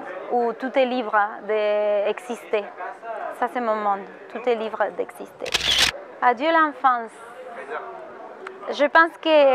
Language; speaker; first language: French; non-native, fluent; Spanish